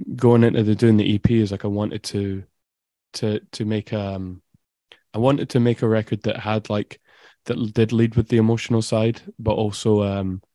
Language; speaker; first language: English; native; English